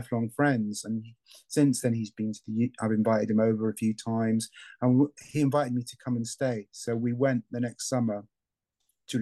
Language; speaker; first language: English; native; English